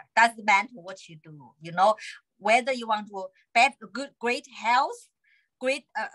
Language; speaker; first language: English; non-native, fluent; Chinese